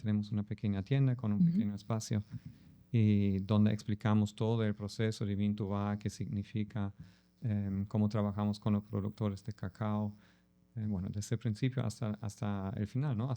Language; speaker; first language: Spanish; non-native, fluent; German